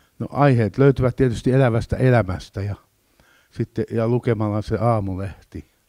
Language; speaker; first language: Finnish; native; Finnish